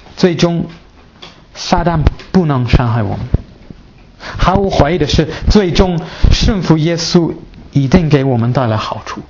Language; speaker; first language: Chinese; non-native, fluent; English